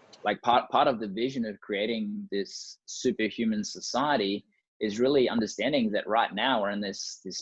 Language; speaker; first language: English; native; English